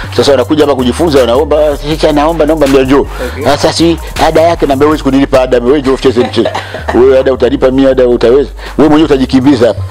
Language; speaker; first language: Swahili; native; Swahili